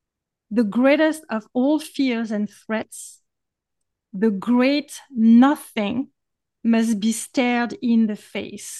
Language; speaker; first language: English; non-native, fluent; French